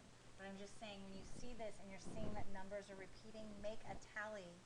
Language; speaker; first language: English; native; English